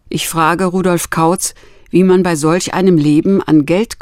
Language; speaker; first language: German; native; German